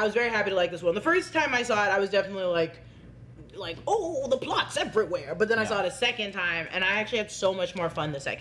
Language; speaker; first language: English; native; English